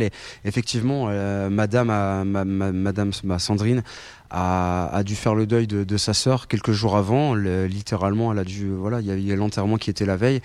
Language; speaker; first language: French; native; French